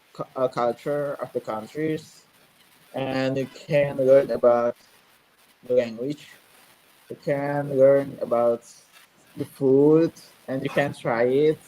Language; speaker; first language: English; non-native, learner; Indonesian